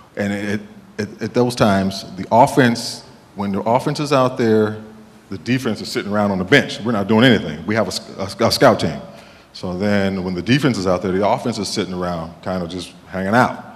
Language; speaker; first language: English; native; English